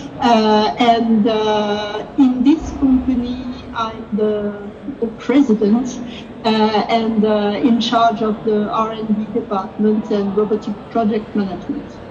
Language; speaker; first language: English; non-native, learner; French